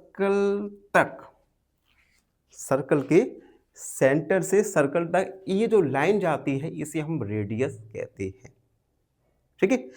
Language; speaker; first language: Hindi; native; Hindi